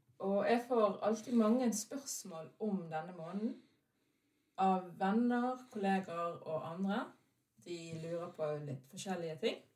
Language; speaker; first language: Norwegian; early bilingual, other home language; Arabic